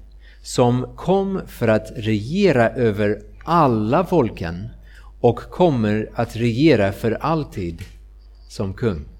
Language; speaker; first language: Swedish; non-native, fluent; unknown